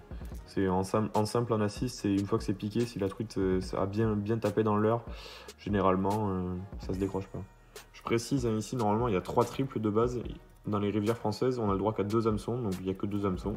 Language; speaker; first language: French; native; French